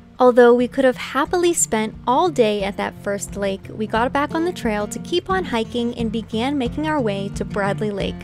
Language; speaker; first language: English; native; English